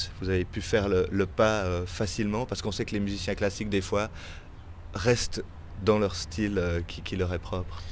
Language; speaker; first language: French; native; French